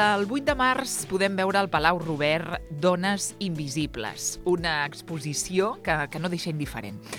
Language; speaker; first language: Catalan; native; Catalan